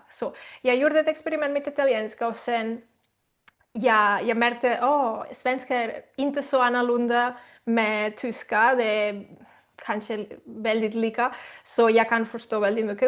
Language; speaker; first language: Swedish; non-native, learner; Spanish